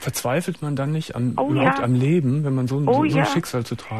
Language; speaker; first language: German; native; German